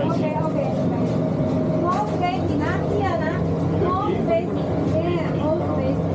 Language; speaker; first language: English; non-native, learner; Chinese